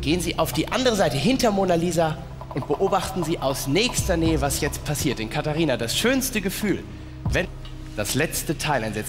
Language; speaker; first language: German; native; German